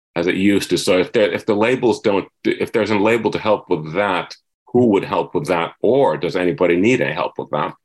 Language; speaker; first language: English; non-native, fluent; Finnish